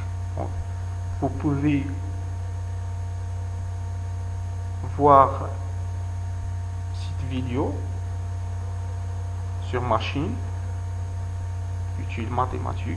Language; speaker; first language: French; non-native, local second language; Arabic